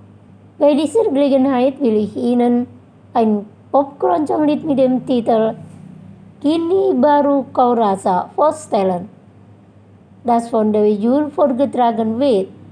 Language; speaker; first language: German; non-native, fluent; Indonesian